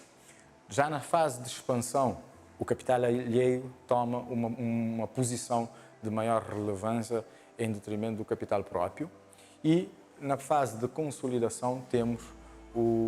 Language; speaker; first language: Portuguese; non-native, local second language; Kabuverdianu